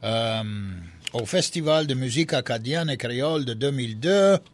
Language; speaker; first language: French; native; French